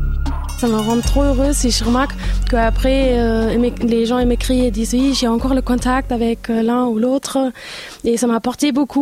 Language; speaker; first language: French; non-native, fluent; German